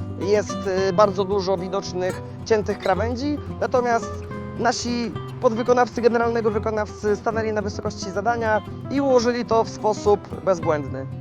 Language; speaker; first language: Polish; native; Polish